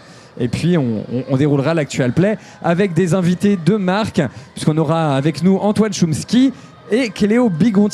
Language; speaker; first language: French; native; French